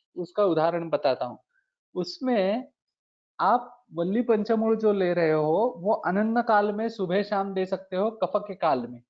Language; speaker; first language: Hindi; non-native, local second language; Marathi